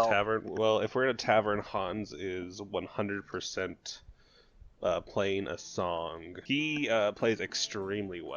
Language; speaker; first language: English; native; English